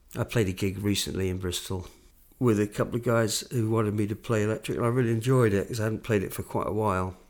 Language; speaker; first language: English; native; English